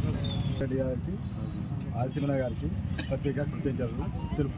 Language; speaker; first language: Telugu; native; Telugu